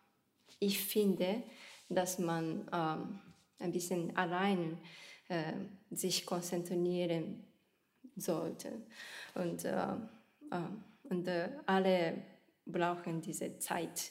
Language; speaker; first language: German; non-native, learner; Japanese